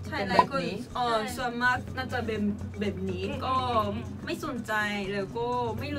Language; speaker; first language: Thai; non-native, learner; Korean